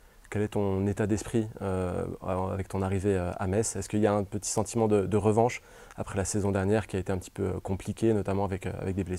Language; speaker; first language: French; native; French